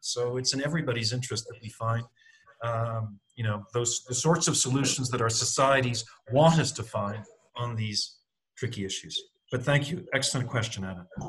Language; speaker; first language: English; native; English